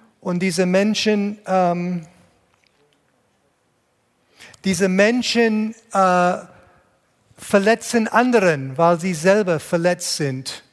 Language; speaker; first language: German; non-native, fluent; English